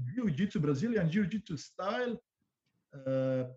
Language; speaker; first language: English; non-native, fluent; Croatian